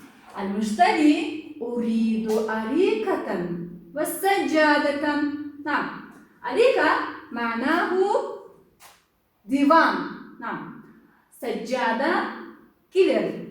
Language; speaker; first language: Arabic; non-native, fluent; Kyrgyz